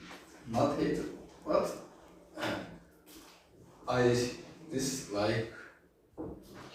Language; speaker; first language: English; non-native, learner; Turkish